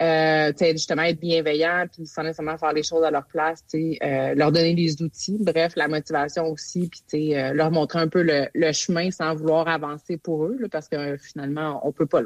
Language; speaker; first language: French; native; French